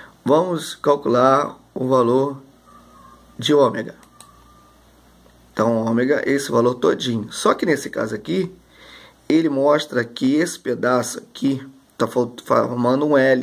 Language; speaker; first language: Portuguese; native; Portuguese